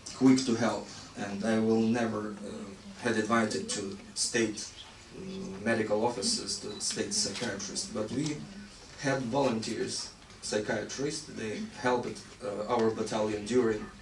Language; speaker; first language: English; non-native, fluent; Ukrainian